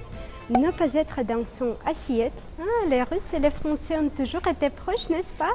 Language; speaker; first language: French; non-native, fluent; Russian